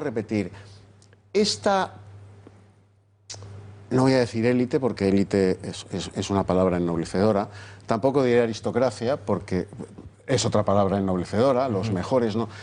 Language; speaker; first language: Spanish; native; Spanish